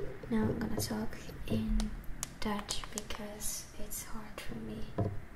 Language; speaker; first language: English; non-native, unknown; Dutch